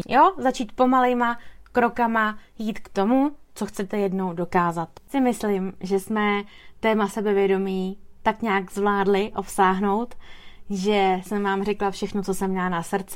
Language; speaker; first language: Czech; native; Czech